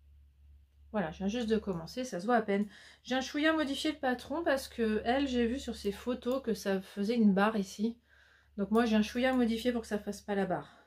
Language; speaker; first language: French; native; French